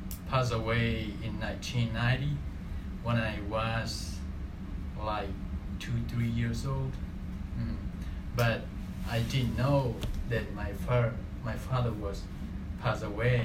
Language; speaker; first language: English; non-native, learner; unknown